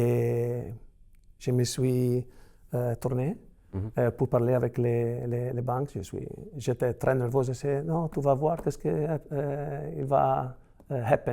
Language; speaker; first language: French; non-native, fluent; Italian